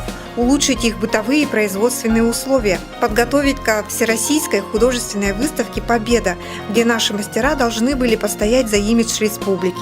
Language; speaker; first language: Russian; native; Russian